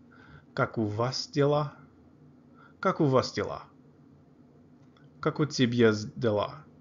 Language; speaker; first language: Russian; non-native, learner; English